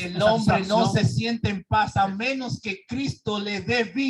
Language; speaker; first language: Spanish; native; Spanish